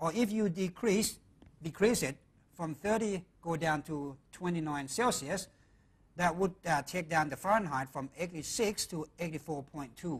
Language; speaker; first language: English; non-native, fluent; Thai